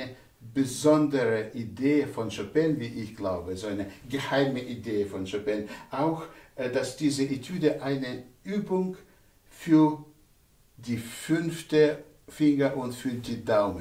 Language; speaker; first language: German; non-native, fluent; Russian